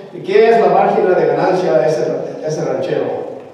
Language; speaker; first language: Spanish; early bilingual, heritage; Spanish